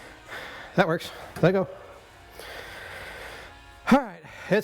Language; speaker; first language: English; native; English